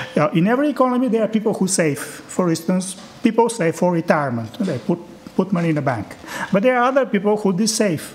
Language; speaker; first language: English; non-native, fluent; Bulgarian